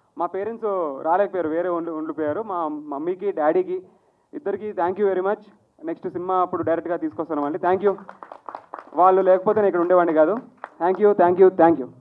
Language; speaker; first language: Telugu; native; Telugu